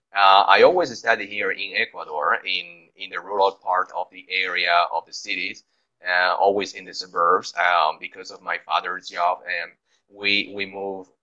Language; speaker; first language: English; non-native, fluent; Spanish